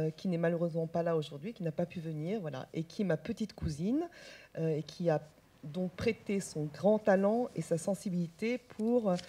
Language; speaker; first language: French; non-native, local second language; Chinese